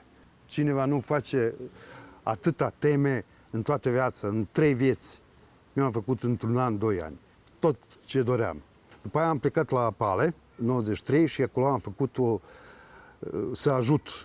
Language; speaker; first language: Romanian; early bilingual, heritage; Serbian